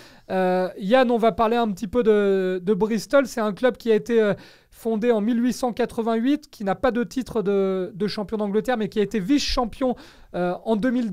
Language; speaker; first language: French; native; French